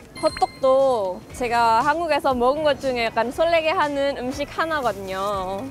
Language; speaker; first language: Korean; non-native, fluent; Indonesian